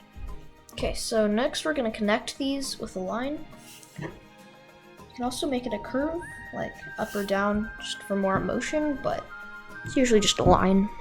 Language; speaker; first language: English; native; English